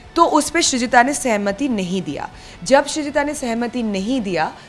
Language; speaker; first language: Hindi; non-native, local second language; Bangla